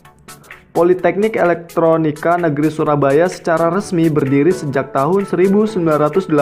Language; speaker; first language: Indonesian; native; Indonesian